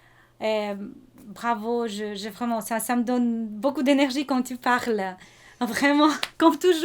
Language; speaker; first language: French; non-native, fluent; Russian